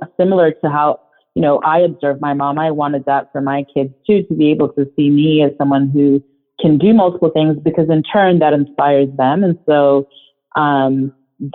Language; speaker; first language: English; non-native, local second language; Shona